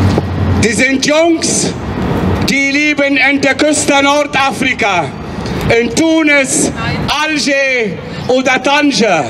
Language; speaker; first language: German; non-native, fluent; Arabic